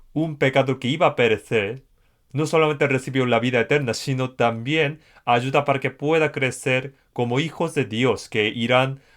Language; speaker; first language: Spanish; non-native, fluent; Korean